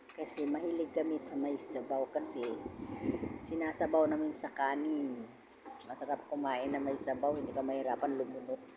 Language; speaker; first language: Filipino; non-native, local second language; Cebuano